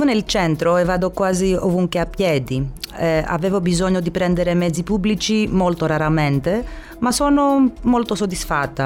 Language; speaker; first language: Italian; non-native, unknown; Greek